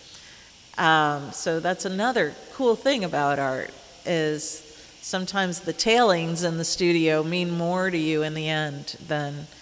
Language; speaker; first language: English; native; English